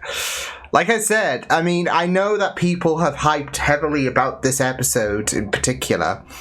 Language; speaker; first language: English; native; English